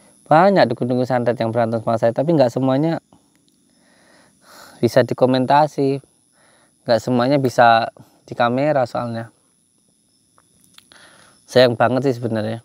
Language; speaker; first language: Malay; non-native, local second language; Javanese